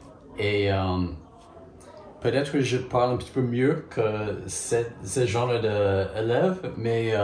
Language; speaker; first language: French; non-native, fluent; English